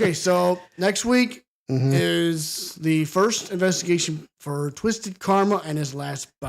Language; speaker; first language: English; native; English